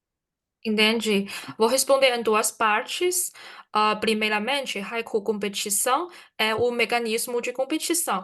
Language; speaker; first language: Portuguese; non-native, fluent; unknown